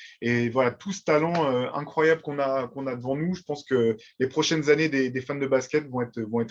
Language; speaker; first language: French; native; French